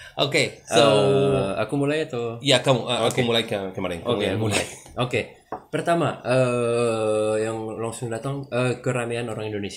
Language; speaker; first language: Indonesian; non-native, learner; French